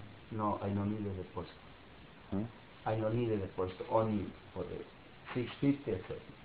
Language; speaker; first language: English; non-native, learner; Spanish